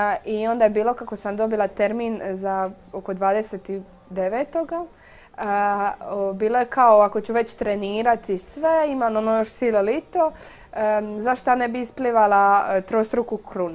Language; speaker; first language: Croatian; native; Croatian